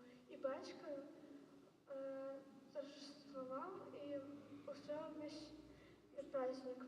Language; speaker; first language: Russian; non-native, local second language; Belarusian